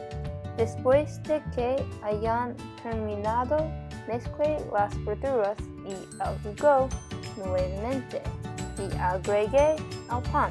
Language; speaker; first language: Spanish; non-native, learner; English